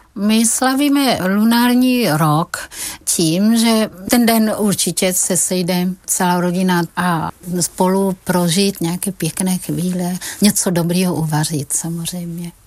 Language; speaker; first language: Czech; non-native, fluent; Vietnamese